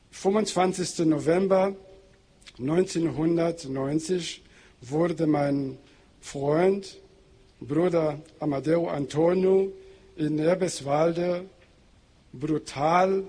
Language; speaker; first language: German; non-native, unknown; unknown